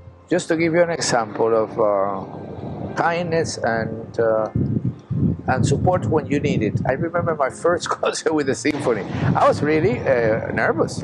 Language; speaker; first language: English; non-native, fluent; Spanish